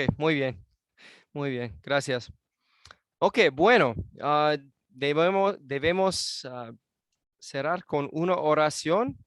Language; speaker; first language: Spanish; non-native, fluent; English